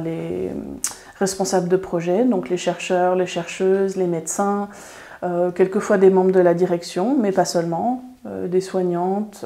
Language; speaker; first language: French; native; French